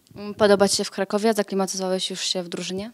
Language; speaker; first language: Polish; native; Polish